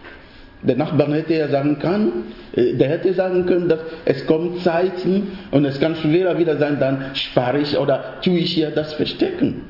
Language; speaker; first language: German; non-native, fluent; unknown